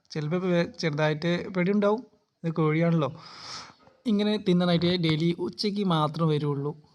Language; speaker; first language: Malayalam; non-native, fluent; Bangla